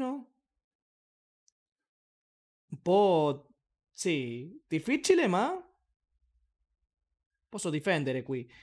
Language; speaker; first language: Italian; non-native, learner; Spanish